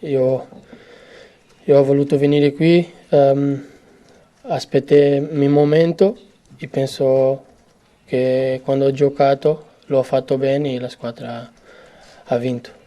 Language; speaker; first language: Italian; non-native, fluent; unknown